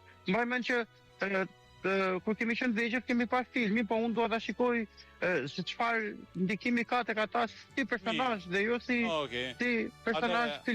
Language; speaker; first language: Albanian; native; Albanian